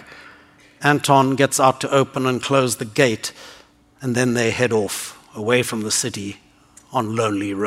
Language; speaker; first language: English; native; English